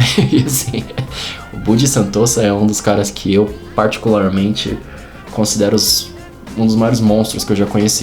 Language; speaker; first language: Portuguese; native; Portuguese